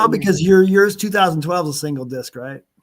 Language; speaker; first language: English; native; English